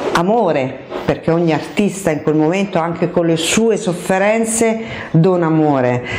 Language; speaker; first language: Italian; native; Italian